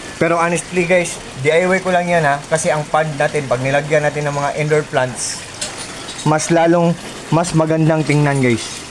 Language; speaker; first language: Filipino; non-native, local second language; Cebuano